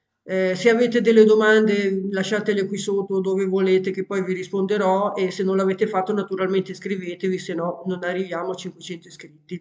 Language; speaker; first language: Italian; native; Italian